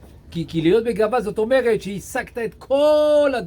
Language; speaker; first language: Hebrew; non-native, fluent; French